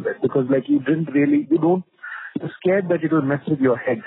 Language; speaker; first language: English; non-native, local second language; Kodava